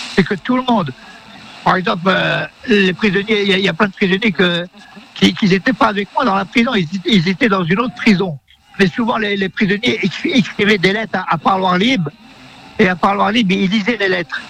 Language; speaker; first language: French; native; French